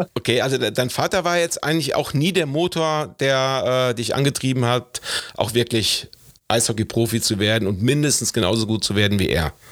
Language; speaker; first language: German; native; German